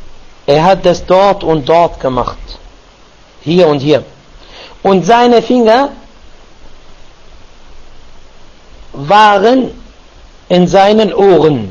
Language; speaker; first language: German; non-native, fluent; Arabic